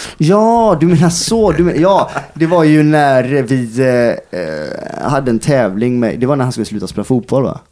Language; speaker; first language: Swedish; native; Swedish